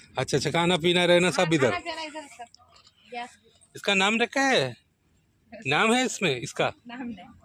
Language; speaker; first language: Hindi; non-native, local second language; Malayalam